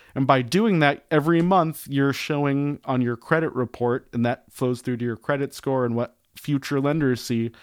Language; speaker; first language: English; native; English